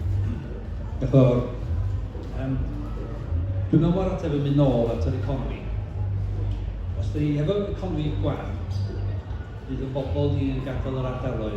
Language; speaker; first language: Welsh; native; Welsh